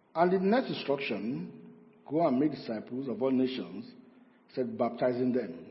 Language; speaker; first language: English; non-native, local second language; Yoruba